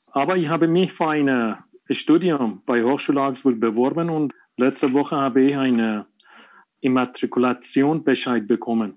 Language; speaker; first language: German; non-native, learner; Persian